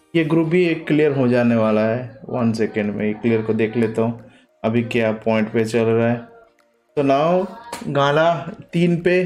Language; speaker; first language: Hindi; non-native, local second language; Odia